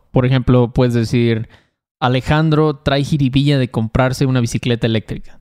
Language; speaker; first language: Spanish; native; Spanish